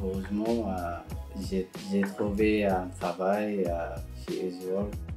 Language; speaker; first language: French; non-native, learner; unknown